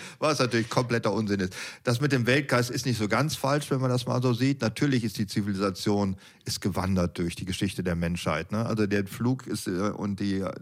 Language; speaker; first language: German; native; German